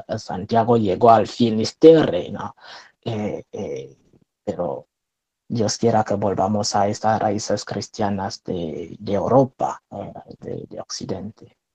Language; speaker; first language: Spanish; non-native, fluent; French